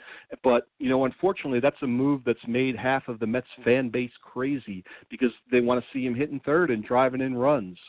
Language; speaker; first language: English; native; English